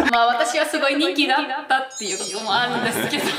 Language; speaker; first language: Japanese; non-native, fluent; German